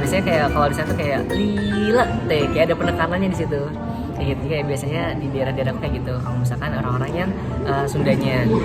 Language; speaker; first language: Indonesian; native; Indonesian